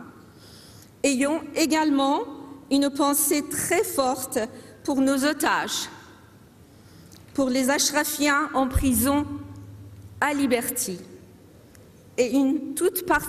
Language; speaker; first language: French; non-native, fluent; Persian